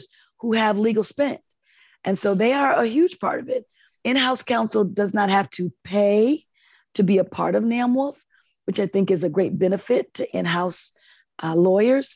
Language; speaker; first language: English; native; English